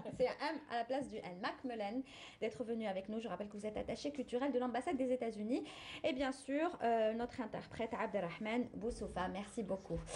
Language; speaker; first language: French; non-native, local second language; Arabic